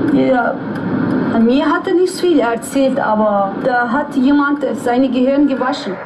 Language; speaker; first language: German; non-native, learner; Turkish